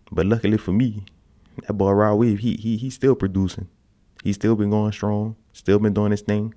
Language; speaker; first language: English; native; English